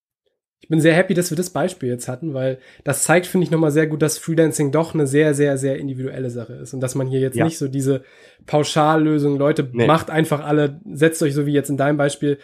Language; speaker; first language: German; native; German